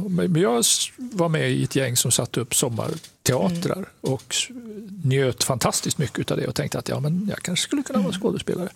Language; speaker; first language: Swedish; native; Swedish